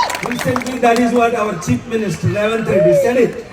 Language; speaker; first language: English; non-native, local second language; Telugu